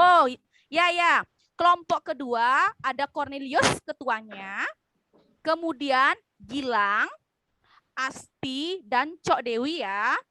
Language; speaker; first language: Indonesian; native; Indonesian